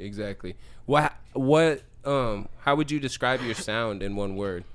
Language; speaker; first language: English; native; English